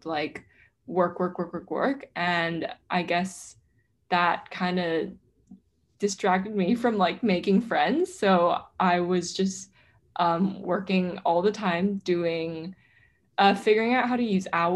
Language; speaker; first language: English; non-native, local second language; Cantonese